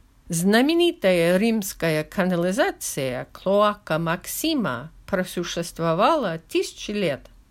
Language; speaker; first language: Russian; non-native, fluent; English